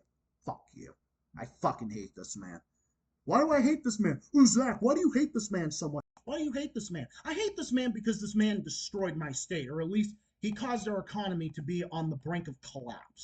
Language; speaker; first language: English; native; English